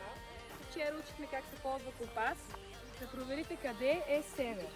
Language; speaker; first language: Bulgarian; native; Bulgarian